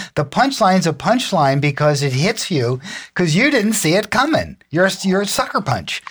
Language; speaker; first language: English; native; English